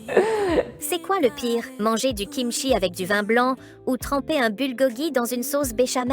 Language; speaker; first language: French; native; French